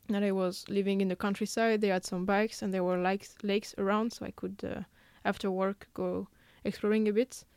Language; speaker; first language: English; non-native, fluent; French